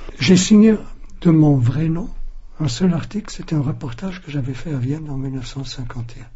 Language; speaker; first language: French; non-native, fluent; German